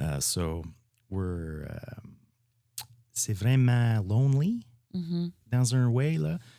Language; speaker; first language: French; non-native, learner; English